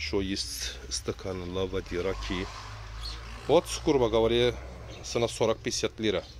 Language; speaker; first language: Russian; non-native, learner; Turkish